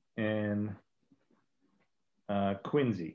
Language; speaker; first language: Spanish; non-native, learner; English